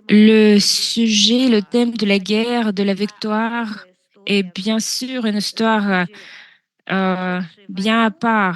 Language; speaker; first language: French; non-native, fluent; Russian